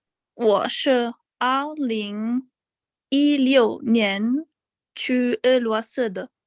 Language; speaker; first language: Chinese; non-native, learner; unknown